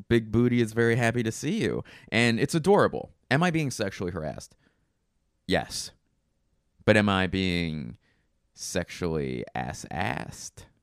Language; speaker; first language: English; native; English